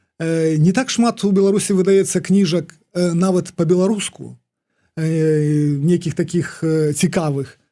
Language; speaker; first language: Belarusian; non-native, local second language; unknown